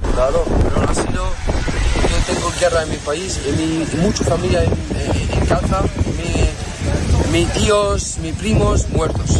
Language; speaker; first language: Spanish; non-native, learner; Arabic